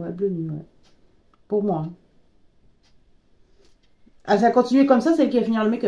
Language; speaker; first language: French; native; French